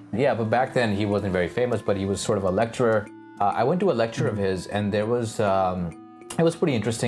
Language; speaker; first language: English; non-native, local second language; Urdu